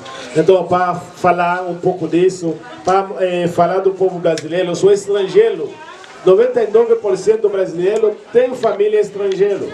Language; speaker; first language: Portuguese; non-native, learner; Haitian Creole